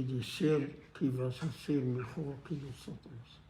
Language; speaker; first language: Portuguese; non-native, learner; Arabic